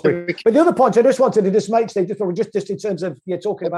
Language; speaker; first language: English; native; English